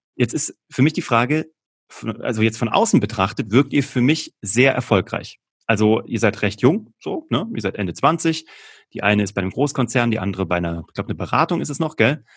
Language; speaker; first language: German; native; German